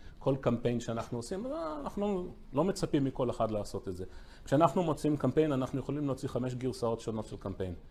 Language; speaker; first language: Hebrew; early bilingual, other home language; English